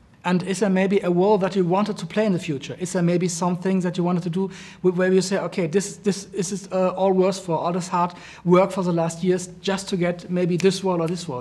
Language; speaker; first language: English; non-native, fluent; German